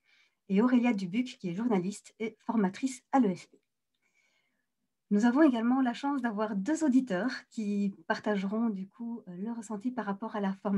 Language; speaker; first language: French; native; French